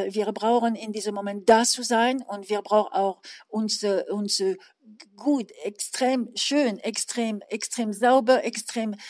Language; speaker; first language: German; non-native, learner; French